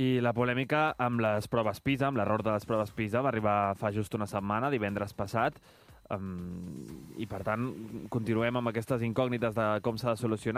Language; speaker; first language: Catalan; native; Catalan